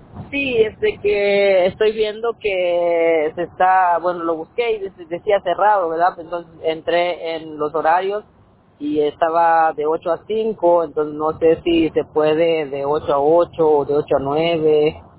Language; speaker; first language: Spanish; native; Spanish